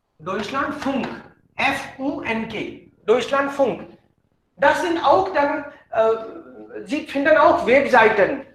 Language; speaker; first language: German; non-native, fluent; Hindi